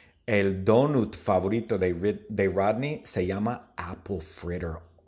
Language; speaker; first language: Spanish; non-native, fluent; English